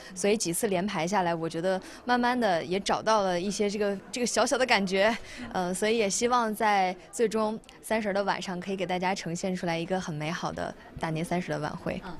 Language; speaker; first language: Chinese; native; Chinese